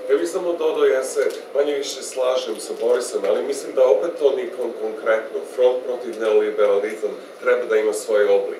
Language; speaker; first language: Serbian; non-native, fluent; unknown